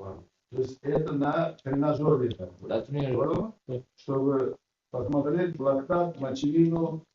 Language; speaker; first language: Russian; non-native, local second language; Uzbek